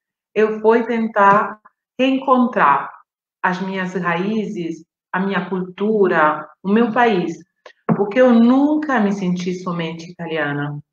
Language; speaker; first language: Portuguese; non-native, fluent; Italian